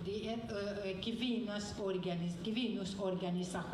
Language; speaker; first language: Swedish; non-native, fluent; French